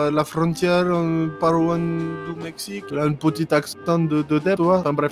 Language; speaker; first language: French; native; French